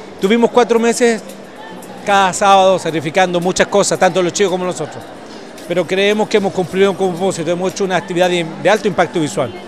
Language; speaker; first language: Spanish; native; Spanish